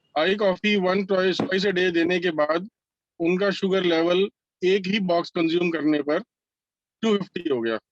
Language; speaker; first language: Hindi; native; Hindi